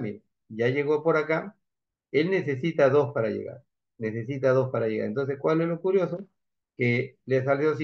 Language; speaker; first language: Spanish; native; Spanish